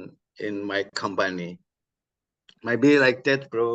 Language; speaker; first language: English; non-native, learner; Indonesian